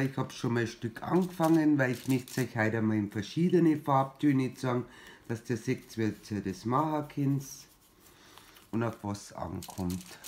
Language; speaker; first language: German; native; German